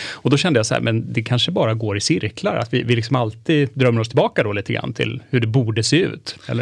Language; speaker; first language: Swedish; native; Swedish